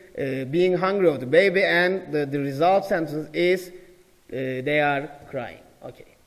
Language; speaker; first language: English; non-native, fluent; Turkish